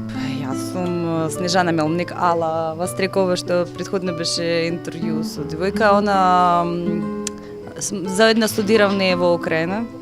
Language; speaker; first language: Macedonian; non-native, learner; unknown